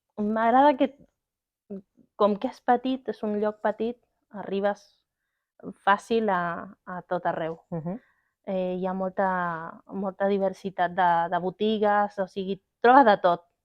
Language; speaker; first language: Catalan; non-native, learner; Spanish